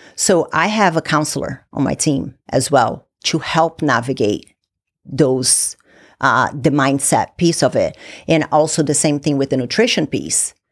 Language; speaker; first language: English; non-native, fluent; Portuguese